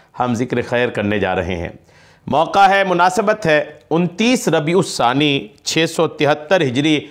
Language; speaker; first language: Urdu; native; Urdu